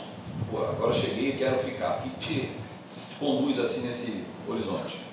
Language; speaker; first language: Portuguese; native; Portuguese